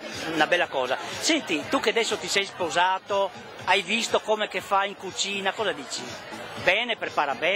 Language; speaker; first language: Italian; native; Italian